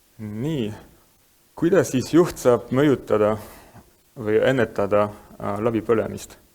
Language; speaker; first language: Estonian; non-native, fluent; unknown